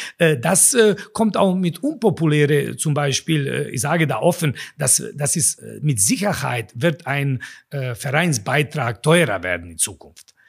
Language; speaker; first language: German; non-native, fluent; Serbian